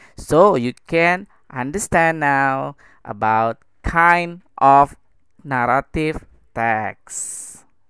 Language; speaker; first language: English; non-native, fluent; Indonesian